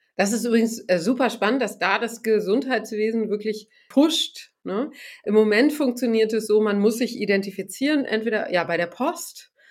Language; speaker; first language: German; native; German